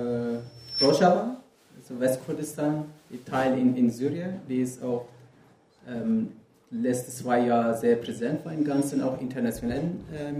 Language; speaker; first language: German; non-native, fluent; Kurdish